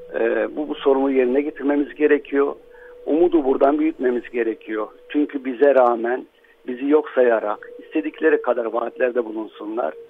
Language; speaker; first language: Turkish; non-native, local second language; Arabic